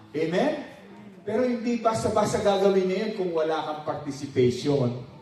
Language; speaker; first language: Filipino; non-native, local second language; Pampanga